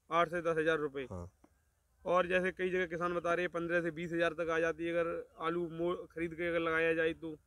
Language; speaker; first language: Hindi; native; Hindi